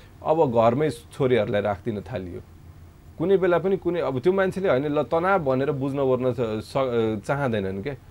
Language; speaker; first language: Nepali; non-native, local second language; Maithili